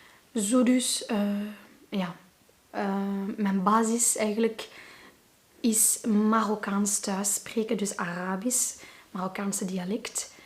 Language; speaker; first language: Dutch; non-native, local second language; Arabic